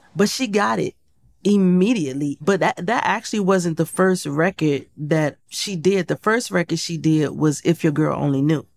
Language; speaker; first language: English; native; English